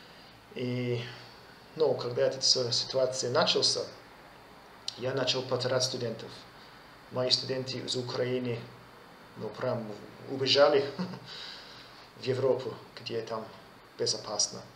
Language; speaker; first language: Russian; non-native, fluent; English